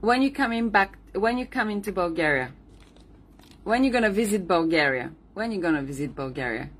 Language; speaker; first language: English; non-native, learner; Bulgarian